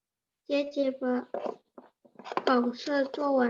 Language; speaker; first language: Chinese; non-native, learner; Indonesian